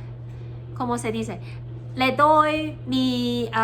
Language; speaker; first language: Spanish; non-native, learner; Cantonese